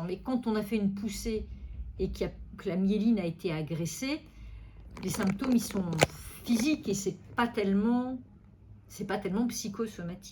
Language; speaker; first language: French; native; French